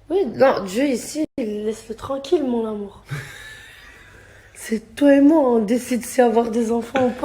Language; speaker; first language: French; native; French